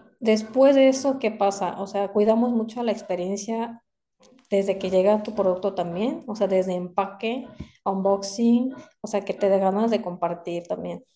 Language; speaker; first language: Spanish; non-native, fluent; Korean